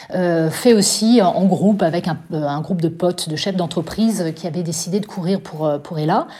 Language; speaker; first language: French; native; French